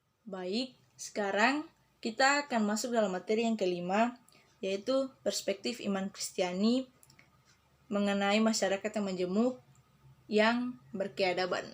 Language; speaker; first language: Indonesian; native; Indonesian